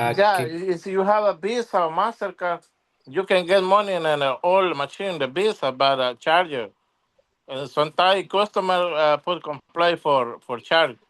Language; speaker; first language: English; non-native, learner; Spanish